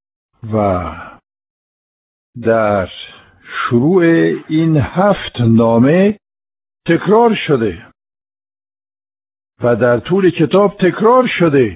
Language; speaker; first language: Persian; non-native, fluent; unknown